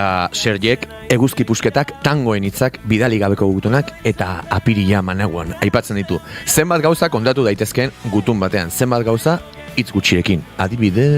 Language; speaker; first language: Basque; native; Basque